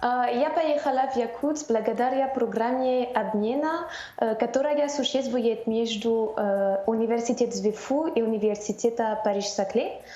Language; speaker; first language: Russian; non-native, learner; French